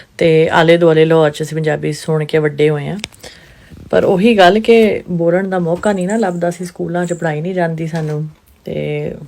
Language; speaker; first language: Punjabi; non-native, local second language; Urdu